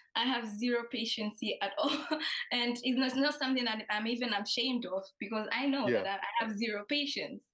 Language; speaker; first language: English; non-native, local second language; Swahili